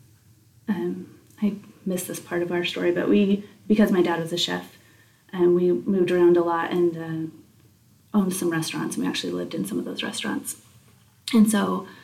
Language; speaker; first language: English; native; English